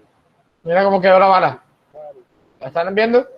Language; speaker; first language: Spanish; native; Spanish